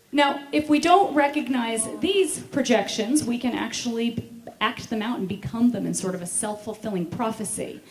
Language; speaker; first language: English; native; English